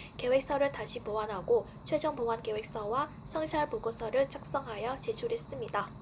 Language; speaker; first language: Korean; non-native, fluent; Vietnamese